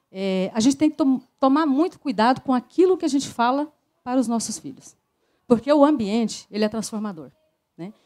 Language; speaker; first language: Portuguese; native; Portuguese